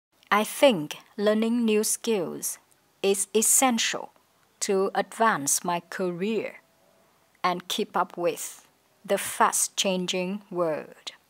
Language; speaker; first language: English; non-native, fluent; Vietnamese